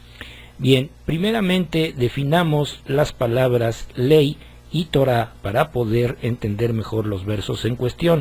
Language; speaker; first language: Spanish; native; Spanish